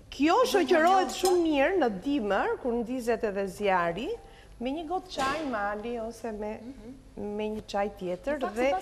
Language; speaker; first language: Albanian; native; Albanian